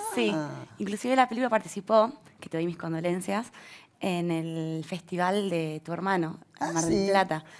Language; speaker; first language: Spanish; native; Spanish